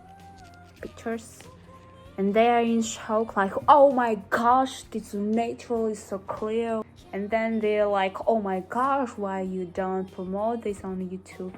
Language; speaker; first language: English; non-native, learner; Kazakh